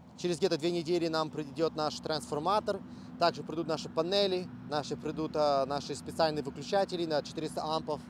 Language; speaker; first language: Russian; early bilingual, heritage; Russian